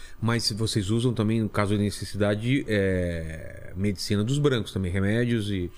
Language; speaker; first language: Portuguese; native; Portuguese